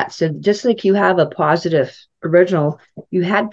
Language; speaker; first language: English; native; English